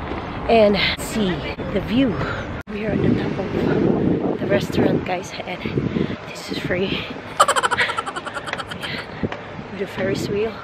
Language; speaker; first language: English; non-native, local second language; Filipino